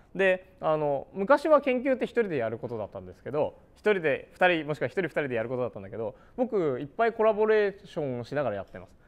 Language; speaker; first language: Japanese; native; Japanese